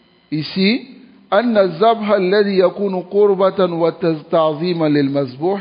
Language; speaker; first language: Arabic; non-native, fluent; French